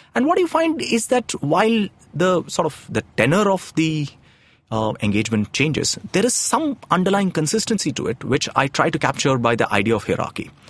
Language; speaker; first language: English; non-native, local second language; Tamil